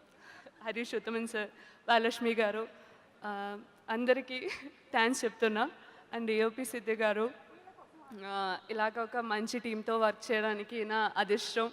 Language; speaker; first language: Telugu; non-native, learner; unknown